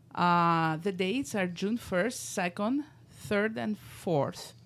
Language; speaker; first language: English; non-native, fluent; Greek